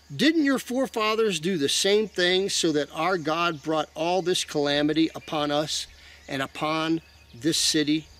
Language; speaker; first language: English; native; English